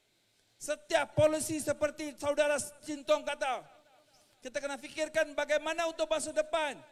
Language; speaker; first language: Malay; non-native, local second language; Tamil